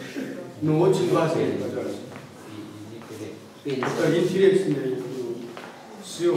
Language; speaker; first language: Russian; non-native, learner; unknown